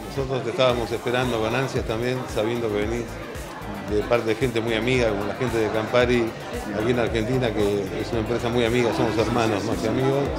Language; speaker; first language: Spanish; native; Spanish